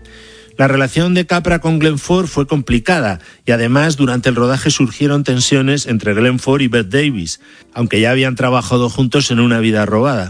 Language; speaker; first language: Spanish; native; Spanish